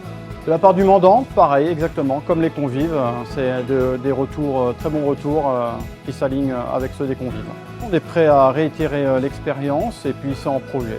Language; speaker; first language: French; native; French